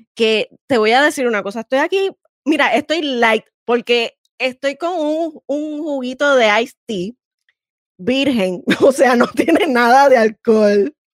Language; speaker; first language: Spanish; native; Spanish